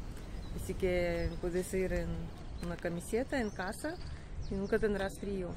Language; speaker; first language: Spanish; non-native, learner; Russian